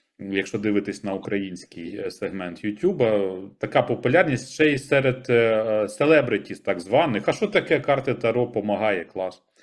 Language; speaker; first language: Ukrainian; native; Ukrainian